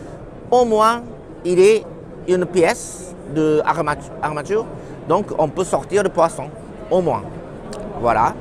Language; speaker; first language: French; non-native, learner; Japanese